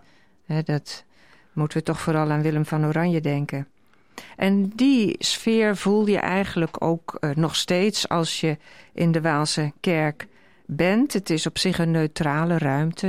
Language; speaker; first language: Dutch; native; Dutch